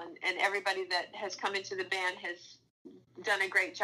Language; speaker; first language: English; native; English